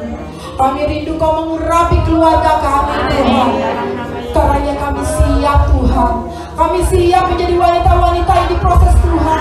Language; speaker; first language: Indonesian; native; Indonesian